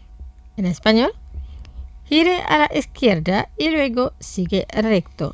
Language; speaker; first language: Spanish; non-native, fluent; Indonesian